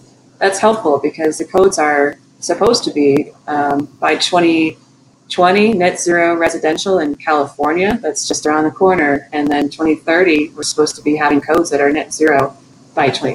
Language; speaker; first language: English; native; English